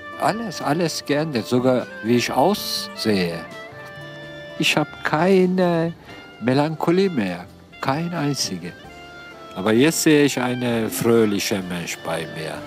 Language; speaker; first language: German; non-native, fluent; Turkish